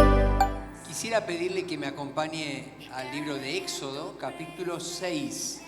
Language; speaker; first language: Spanish; native; Spanish